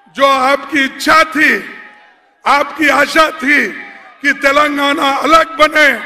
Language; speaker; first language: Hindi; non-native, local second language; Kannada